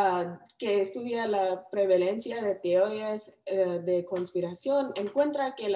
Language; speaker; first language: Spanish; non-native, learner; English